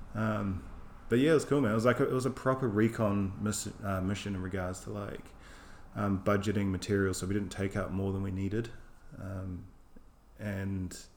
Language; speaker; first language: English; native; English